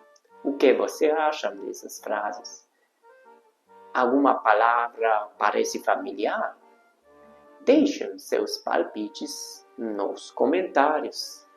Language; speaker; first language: Portuguese; non-native, fluent; Hungarian